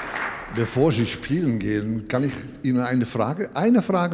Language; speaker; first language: German; non-native, learner; Dutch